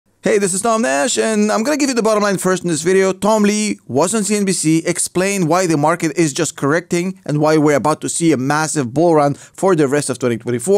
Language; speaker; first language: English; native; English